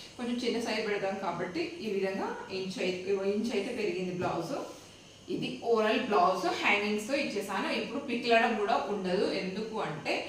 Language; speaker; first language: Telugu; native; Telugu